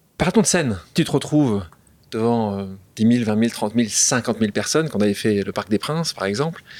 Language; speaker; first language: French; native; French